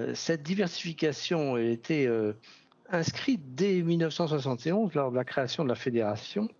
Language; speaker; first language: French; native; French